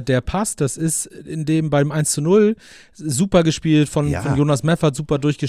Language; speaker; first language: German; native; German